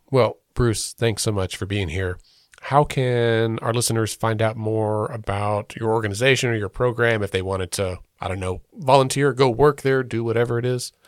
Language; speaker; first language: English; native; English